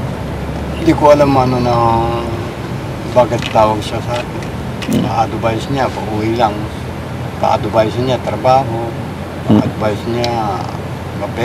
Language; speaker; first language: Filipino; non-native, learner; Japanese